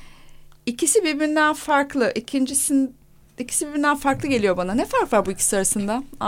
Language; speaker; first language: Turkish; native; Turkish